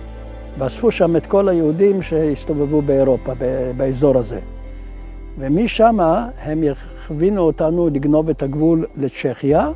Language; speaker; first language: Hebrew; early bilingual, other home language; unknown